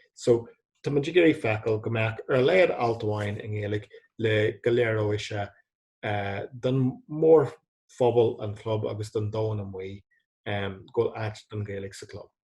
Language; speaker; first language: Irish; non-native, local second language; English